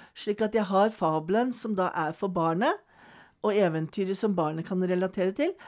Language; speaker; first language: Norwegian; native; Norwegian